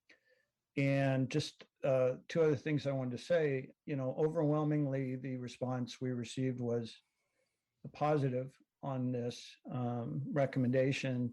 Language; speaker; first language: English; native; English